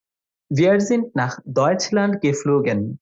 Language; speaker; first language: German; non-native, fluent; Bangla